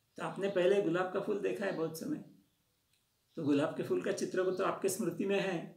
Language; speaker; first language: Hindi; non-native, local second language; Marathi